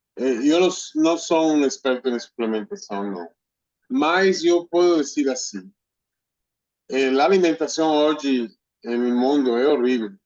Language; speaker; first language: Portuguese; non-native, fluent; Spanish